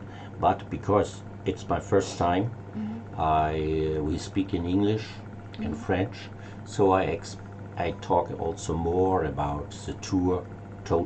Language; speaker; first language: English; non-native, learner; German